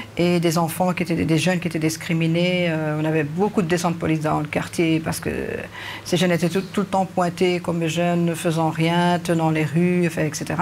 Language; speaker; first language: French; early bilingual, other home language; Arabic